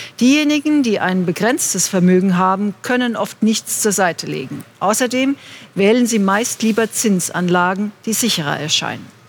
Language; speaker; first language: German; native; German